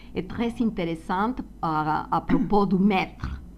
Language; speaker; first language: French; non-native, fluent; Spanish